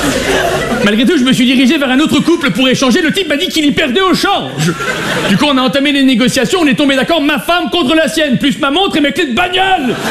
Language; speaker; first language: French; native; French